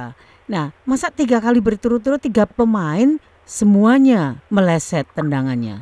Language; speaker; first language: Indonesian; native; Indonesian